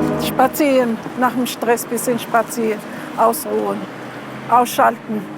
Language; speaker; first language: German; non-native, learner; Arabic